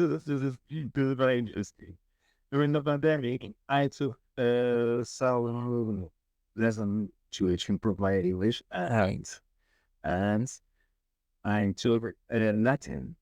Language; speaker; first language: English; non-native, learner; Spanish